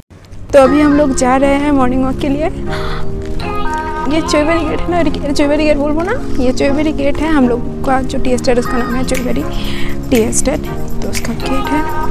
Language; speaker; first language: Hindi; non-native, local second language; Bangla